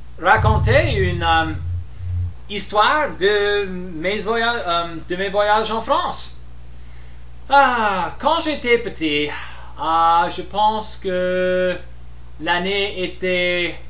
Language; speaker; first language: French; non-native, learner; English